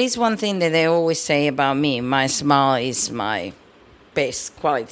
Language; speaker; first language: English; non-native, fluent; Spanish